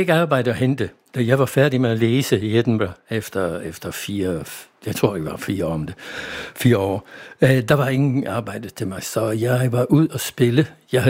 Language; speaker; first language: Danish; non-native, fluent; English